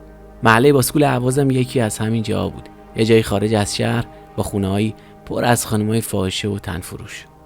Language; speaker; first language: Persian; native; Persian